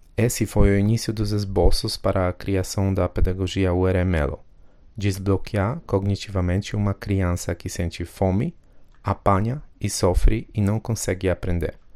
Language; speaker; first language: Portuguese; non-native, fluent; Polish